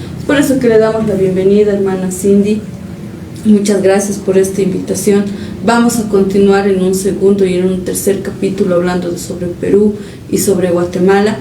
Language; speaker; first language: Spanish; native; Spanish